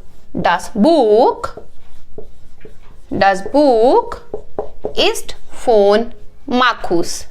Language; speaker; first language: German; non-native, learner; Hindi